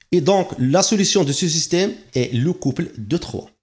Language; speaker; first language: French; non-native, local second language; Arabic